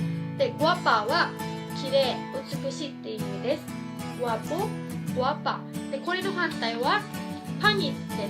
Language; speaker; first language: Japanese; non-native, fluent; Filipino